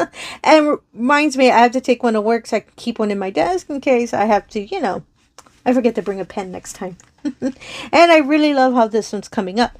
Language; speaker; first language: English; native; English